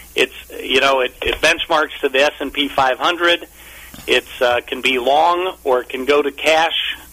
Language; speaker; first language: English; native; English